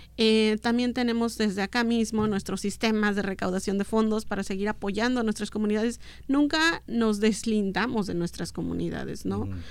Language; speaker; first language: Spanish; non-native, local second language; Mixtepec Mixtec